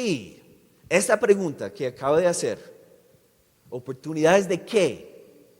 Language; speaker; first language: Spanish; non-native, fluent; English